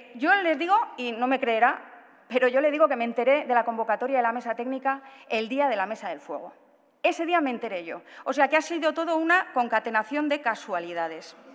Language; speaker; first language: Spanish; native; Spanish